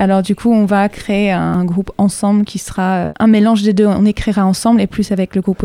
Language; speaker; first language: French; native; French